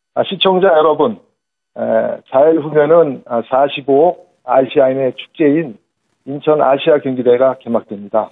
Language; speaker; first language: Korean; native; Korean